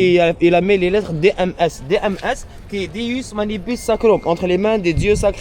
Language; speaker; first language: French; non-native, local second language; Arabic